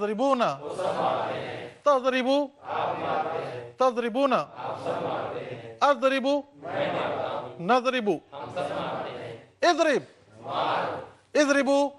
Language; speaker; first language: Arabic; non-native, learner; Urdu